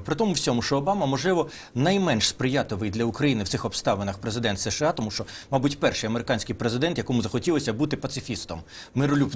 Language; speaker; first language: Ukrainian; native; Ukrainian